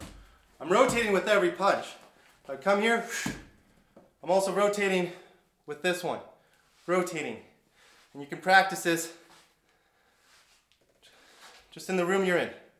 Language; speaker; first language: English; native; English